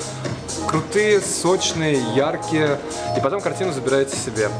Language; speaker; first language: Russian; native; Russian